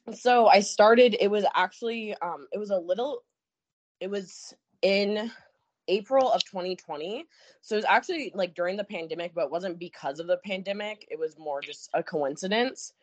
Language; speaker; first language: English; native; English